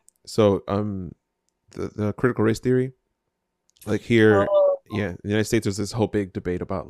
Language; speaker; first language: English; native; English